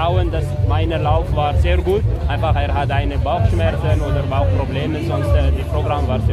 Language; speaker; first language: German; non-native, learner; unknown